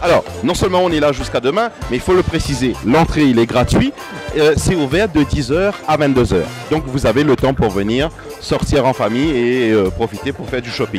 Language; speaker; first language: French; non-native, local second language; Morisyen